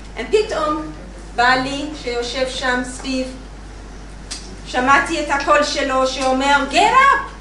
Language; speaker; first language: Hebrew; non-native, learner; English